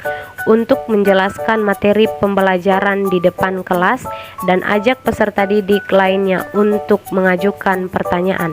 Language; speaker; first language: Indonesian; native; Indonesian